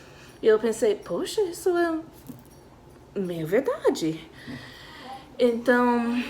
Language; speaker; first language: Portuguese; non-native, fluent; English